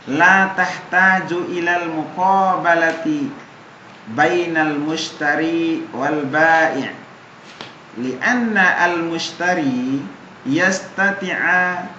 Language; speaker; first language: Arabic; non-native, fluent; Indonesian